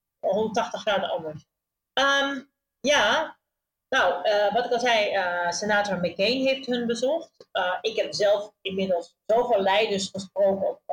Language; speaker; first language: Dutch; native; Dutch